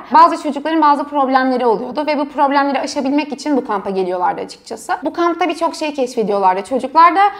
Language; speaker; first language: Turkish; native; Turkish